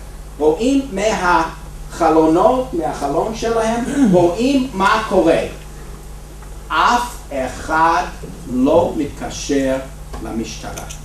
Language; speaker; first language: Hebrew; non-native, fluent; English